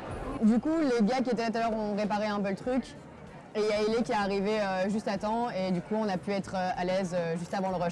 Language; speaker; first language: French; native; French